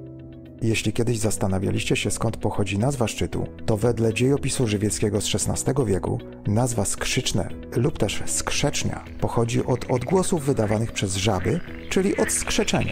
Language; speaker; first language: Polish; native; Polish